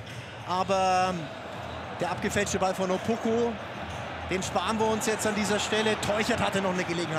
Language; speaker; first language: German; native; German